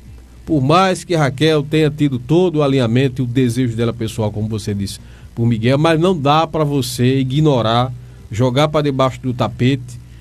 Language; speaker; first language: Portuguese; native; Portuguese